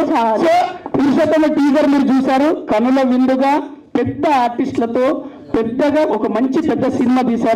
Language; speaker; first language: Telugu; native; Telugu